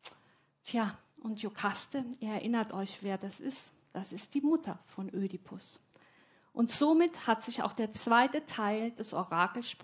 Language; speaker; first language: German; native; German